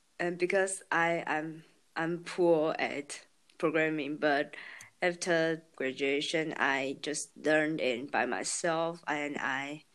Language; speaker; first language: English; non-native, learner; Chinese